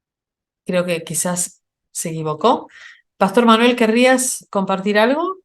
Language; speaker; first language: Spanish; native; Spanish